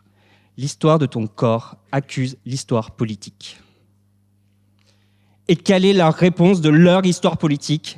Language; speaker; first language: French; native; French